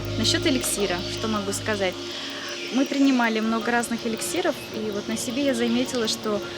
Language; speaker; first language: Russian; native; Russian